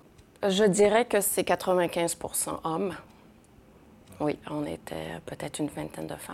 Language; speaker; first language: French; early bilingual, other home language; Spanish